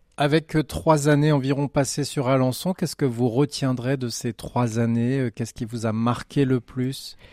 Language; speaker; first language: French; native; French